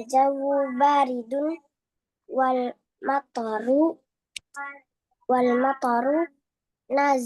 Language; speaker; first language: Arabic; non-native, learner; Indonesian